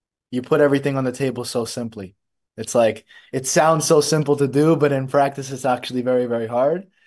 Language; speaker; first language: English; early bilingual, other home language; Russian